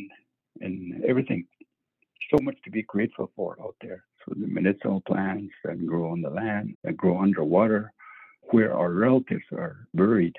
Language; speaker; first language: English; native; English